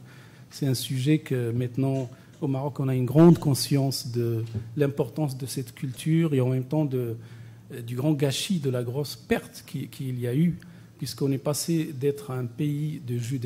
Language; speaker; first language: French; non-native, local second language; Arabic